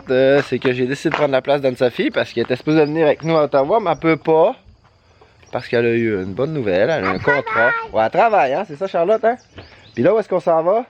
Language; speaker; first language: French; native; French